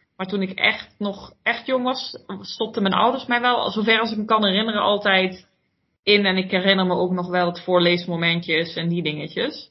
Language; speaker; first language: Dutch; early bilingual, heritage; Dutch